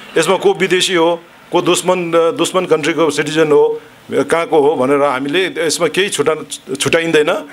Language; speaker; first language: Nepali; native; Nepali